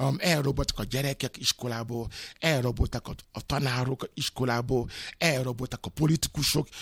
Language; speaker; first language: Hungarian; non-native, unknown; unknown